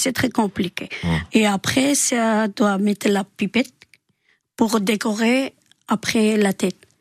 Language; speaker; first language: French; non-native, learner; Georgian